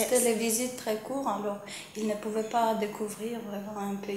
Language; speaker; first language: French; non-native, fluent; Ukrainian